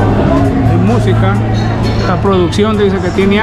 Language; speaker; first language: Spanish; native; Spanish